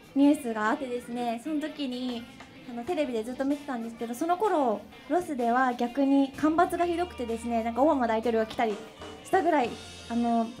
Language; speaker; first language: Japanese; early bilingual, heritage; Japanese